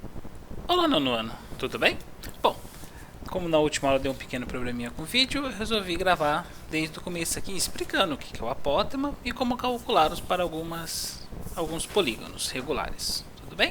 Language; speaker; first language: Portuguese; native; Portuguese